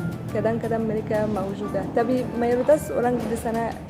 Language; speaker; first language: Indonesian; non-native, fluent; Arabic